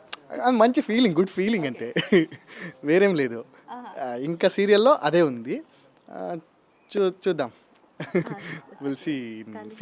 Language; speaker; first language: Telugu; non-native, learner; Kannada